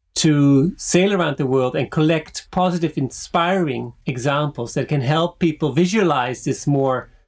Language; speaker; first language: English; non-native, fluent; Dutch